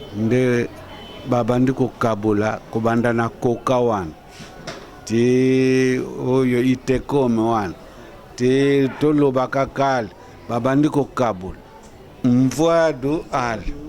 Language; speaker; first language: Lingala; non-native, local second language; Kongo